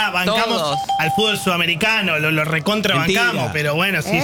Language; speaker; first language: Spanish; native; Spanish